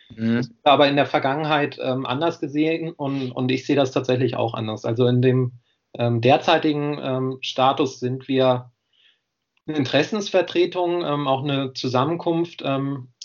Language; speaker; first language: German; native; German